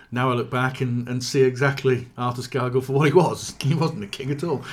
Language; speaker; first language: English; native; English